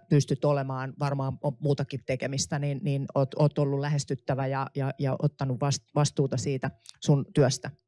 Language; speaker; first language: Finnish; native; Finnish